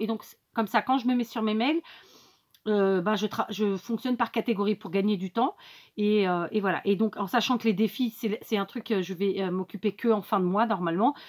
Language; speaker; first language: French; native; French